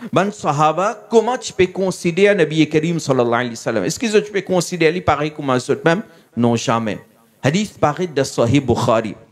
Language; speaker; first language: French; non-native, local second language; Morisyen